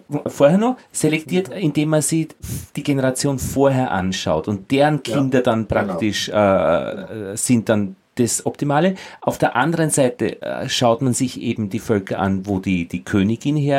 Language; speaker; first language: German; native; German